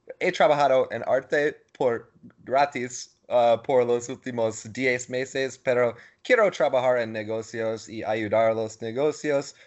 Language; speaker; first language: Spanish; non-native, learner; English